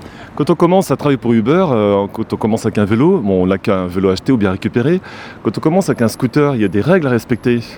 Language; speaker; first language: French; native; French